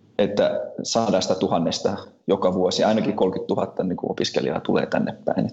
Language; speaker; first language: Finnish; early bilingual, heritage; Finnish